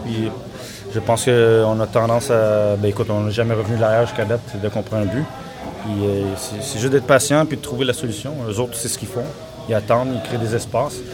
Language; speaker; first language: French; native; French